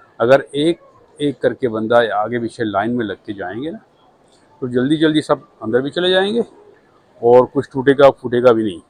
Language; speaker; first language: Hindi; non-native, fluent; Punjabi